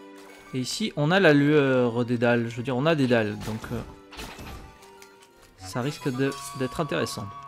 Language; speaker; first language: French; native; French